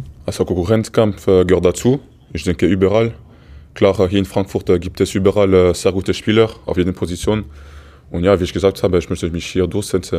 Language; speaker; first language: German; non-native, fluent; Portuguese